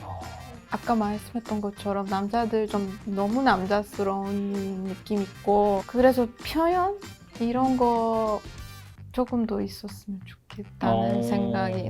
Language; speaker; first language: Korean; non-native, learner; Persian